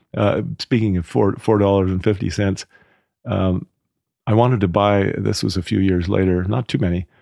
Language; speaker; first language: English; native; English